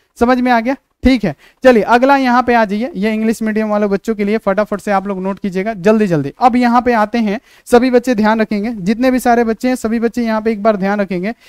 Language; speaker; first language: Hindi; native; Hindi